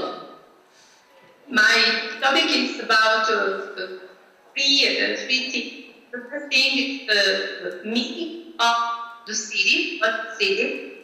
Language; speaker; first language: English; non-native, learner; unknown